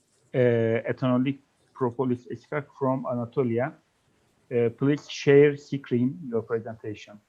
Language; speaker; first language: English; non-native, learner; Turkish